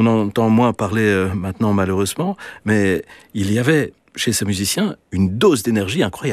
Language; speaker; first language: French; native; French